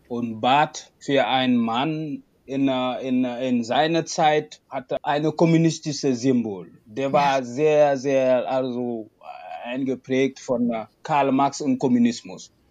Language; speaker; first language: German; non-native, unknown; Wolof